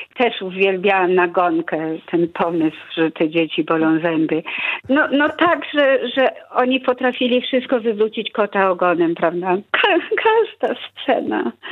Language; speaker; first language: Polish; early bilingual, heritage; Polish